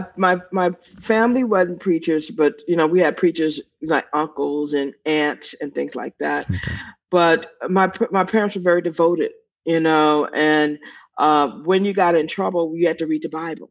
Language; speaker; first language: English; native; English